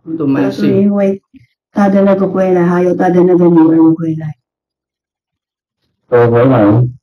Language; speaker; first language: Chinese; non-native, fluent; Filipino